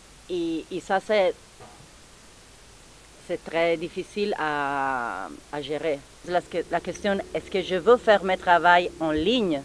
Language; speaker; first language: French; non-native, fluent; Italian